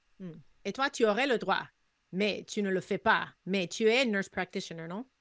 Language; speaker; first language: French; non-native, fluent; English